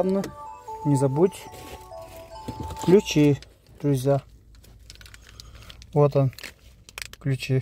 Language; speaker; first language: Russian; non-native, learner; Uzbek